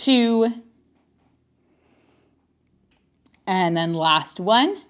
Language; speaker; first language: English; native; English